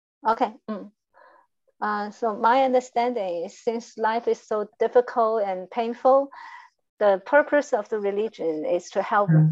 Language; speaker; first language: English; non-native, learner; Chinese